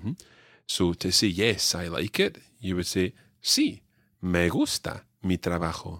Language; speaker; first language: Spanish; non-native, fluent; English